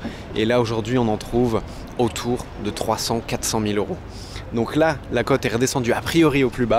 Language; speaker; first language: French; native; French